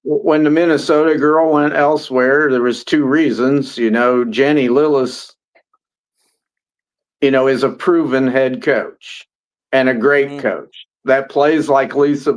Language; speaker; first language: English; native; English